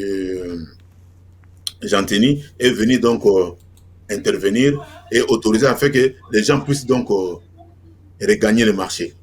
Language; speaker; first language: French; non-native, local second language; Lingala